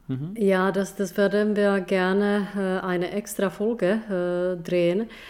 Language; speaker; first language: German; non-native, fluent; Czech